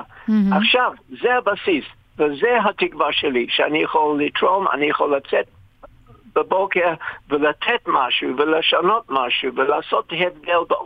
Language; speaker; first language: Hebrew; non-native, fluent; English